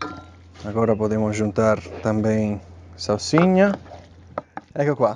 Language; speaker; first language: Portuguese; non-native, fluent; Italian